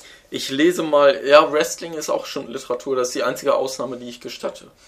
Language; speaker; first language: German; native; German